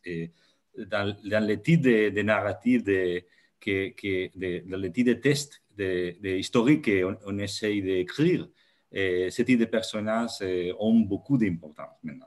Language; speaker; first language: French; non-native, fluent; Catalan